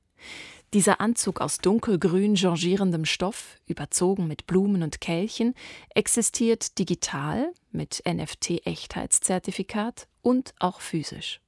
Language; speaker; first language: German; native; German